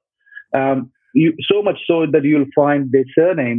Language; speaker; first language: English; non-native, local second language; Punjabi